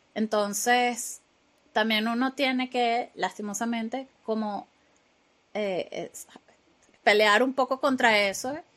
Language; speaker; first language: Spanish; native; Spanish